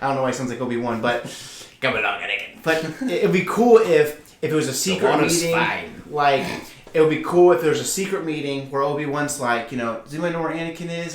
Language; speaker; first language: English; native; English